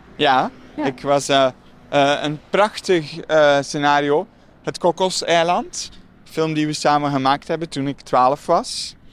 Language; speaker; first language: Dutch; native; Dutch